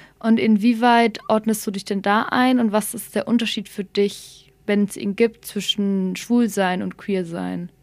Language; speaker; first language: German; early bilingual, other home language; Somali